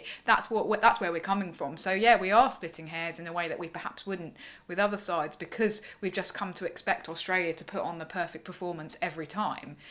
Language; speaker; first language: English; native; English